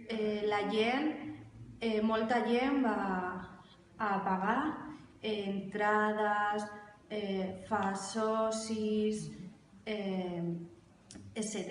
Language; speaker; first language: Catalan; non-native, fluent; Spanish